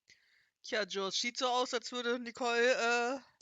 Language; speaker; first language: German; native; German